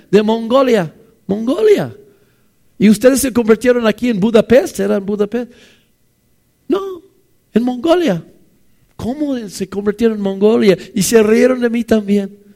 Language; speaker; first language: Spanish; non-native, fluent; English